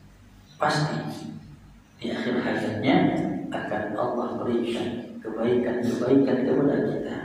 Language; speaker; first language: Indonesian; native; Indonesian